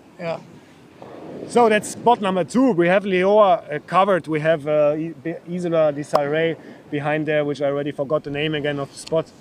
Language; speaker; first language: English; non-native, fluent; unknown